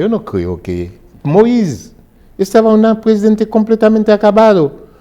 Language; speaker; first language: Spanish; non-native, fluent; Haitian Creole